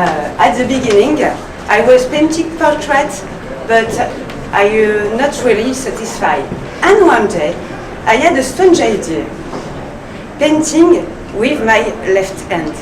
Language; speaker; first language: English; non-native, learner; French